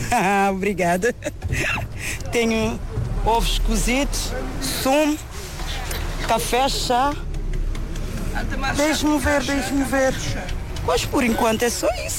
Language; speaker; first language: Portuguese; non-native, local second language; Kabuverdianu